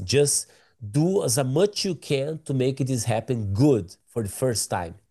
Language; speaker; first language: English; non-native, learner; Portuguese